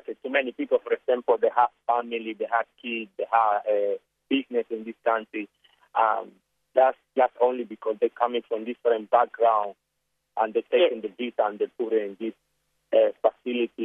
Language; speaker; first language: English; non-native, learner; Spanish